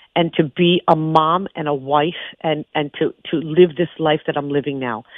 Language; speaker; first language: English; native; English